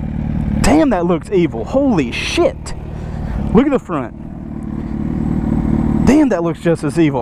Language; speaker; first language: English; native; English